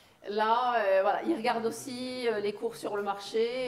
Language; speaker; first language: French; native; French